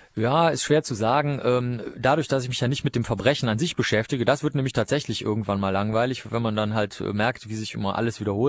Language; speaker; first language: German; native; German